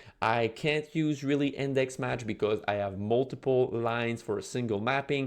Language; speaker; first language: English; non-native, fluent; French